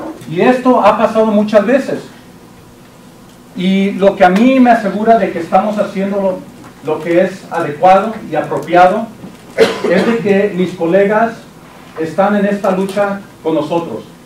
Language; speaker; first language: Spanish; early bilingual, heritage; Spanish